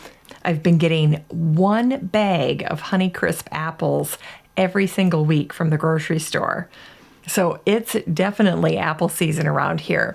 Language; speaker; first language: English; native; English